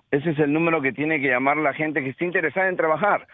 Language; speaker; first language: Spanish; native; Spanish